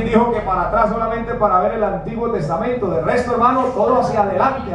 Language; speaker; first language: Spanish; native; Spanish